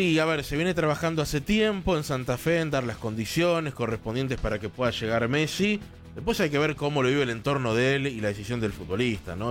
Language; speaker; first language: Spanish; native; Spanish